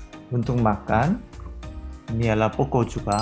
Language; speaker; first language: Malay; non-native, learner; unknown